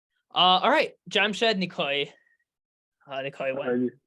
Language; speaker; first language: English; native; English